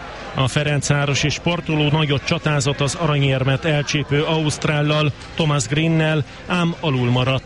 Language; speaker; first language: Hungarian; native; Hungarian